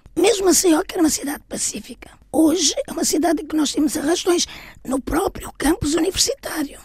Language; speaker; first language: Portuguese; native; Portuguese